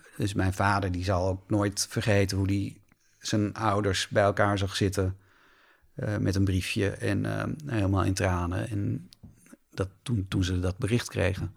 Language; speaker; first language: Dutch; native; Dutch